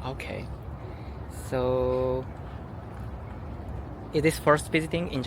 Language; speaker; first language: English; non-native, learner; Japanese